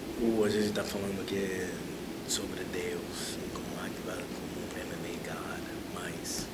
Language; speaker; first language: Portuguese; non-native, learner; English